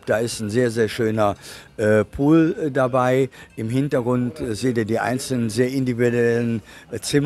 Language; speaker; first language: German; native; German